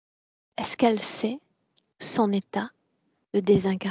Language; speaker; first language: French; native; French